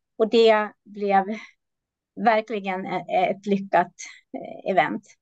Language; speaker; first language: Swedish; native; Swedish